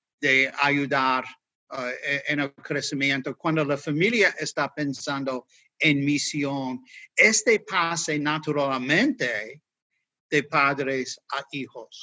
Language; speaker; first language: Spanish; non-native, fluent; English